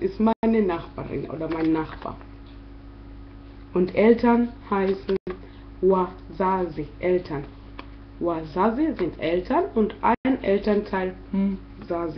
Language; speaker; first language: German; non-native, fluent; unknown